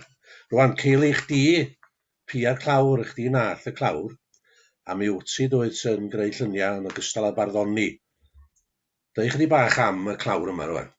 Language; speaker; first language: Welsh; native; Welsh